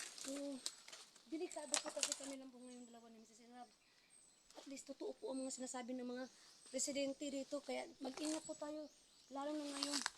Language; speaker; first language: Filipino; non-native, local second language; Cebuano